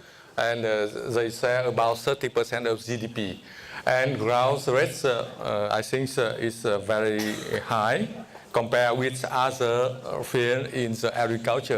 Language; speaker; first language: English; non-native, fluent; Vietnamese